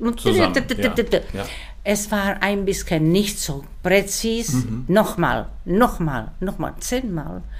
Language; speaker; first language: German; non-native, learner; Czech